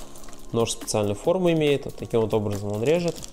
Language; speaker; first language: Russian; native; Russian